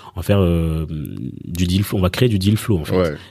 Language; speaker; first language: French; native; French